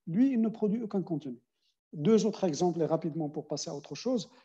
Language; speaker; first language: French; non-native, local second language; Arabic